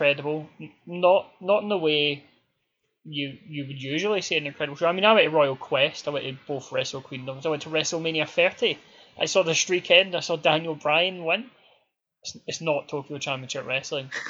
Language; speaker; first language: English; native; English